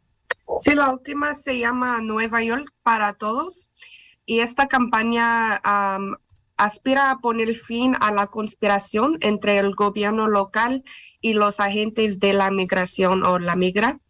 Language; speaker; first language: Spanish; non-native, fluent; English